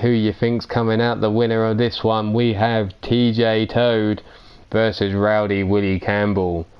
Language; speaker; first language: English; native; English